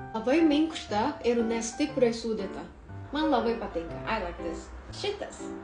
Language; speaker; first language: Lithuanian; non-native, learner; Japanese